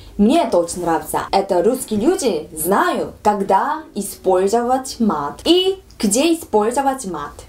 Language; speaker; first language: Russian; non-native, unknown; Korean